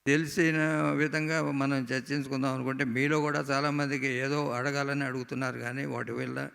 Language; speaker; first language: Telugu; native; Telugu